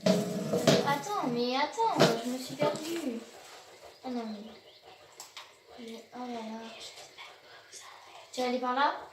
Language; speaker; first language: French; native; French